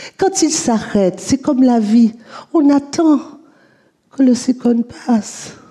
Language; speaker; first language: French; native; French